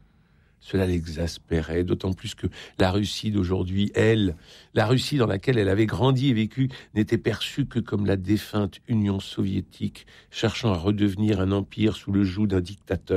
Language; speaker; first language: French; native; French